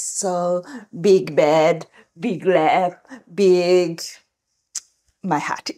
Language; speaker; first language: English; non-native, learner; Japanese